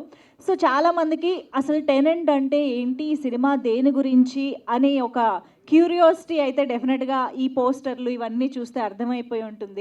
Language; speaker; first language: Telugu; native; Telugu